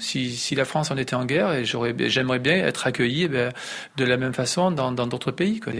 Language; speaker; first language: French; native; French